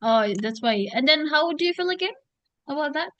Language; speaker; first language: English; non-native, fluent; Indonesian